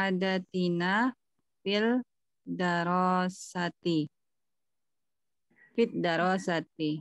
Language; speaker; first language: Arabic; non-native, learner; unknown